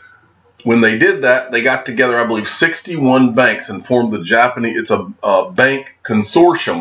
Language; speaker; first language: English; native; English